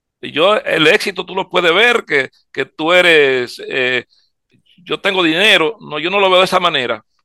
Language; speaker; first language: Spanish; native; Spanish